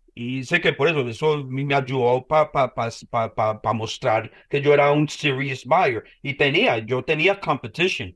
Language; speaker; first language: Spanish; early bilingual, heritage; Spanish